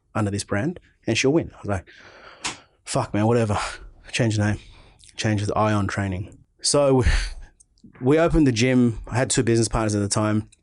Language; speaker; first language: English; native; English